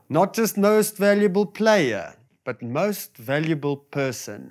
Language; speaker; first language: English; non-native, local second language; Afrikaans